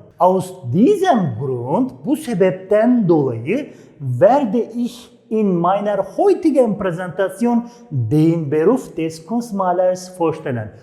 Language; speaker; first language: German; non-native, fluent; Turkish